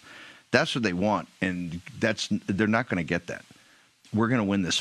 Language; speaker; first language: English; native; English